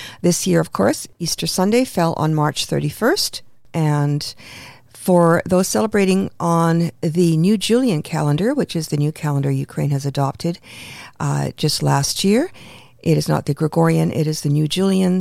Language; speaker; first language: English; early bilingual, other home language; Ukrainian